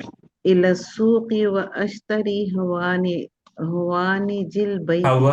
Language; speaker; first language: Arabic; non-native, learner; Urdu